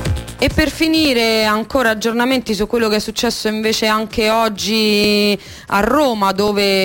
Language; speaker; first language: Italian; native; Italian